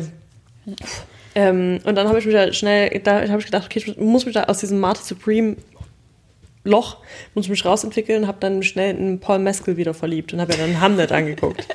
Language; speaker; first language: German; native; German